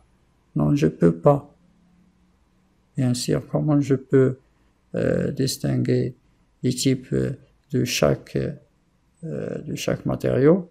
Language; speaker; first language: French; non-native, local second language; Arabic